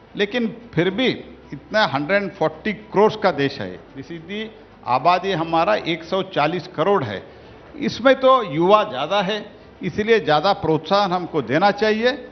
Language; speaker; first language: Hindi; non-native, local second language; Kannada